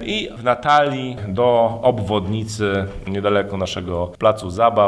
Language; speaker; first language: Polish; native; Polish